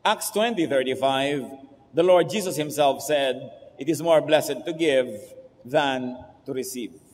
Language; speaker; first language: English; non-native, local second language; Filipino